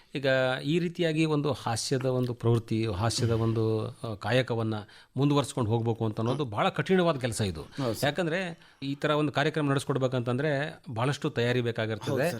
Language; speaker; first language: Kannada; native; Kannada